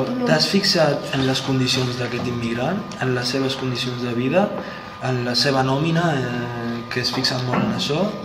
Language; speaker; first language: Catalan; early bilingual, other home language; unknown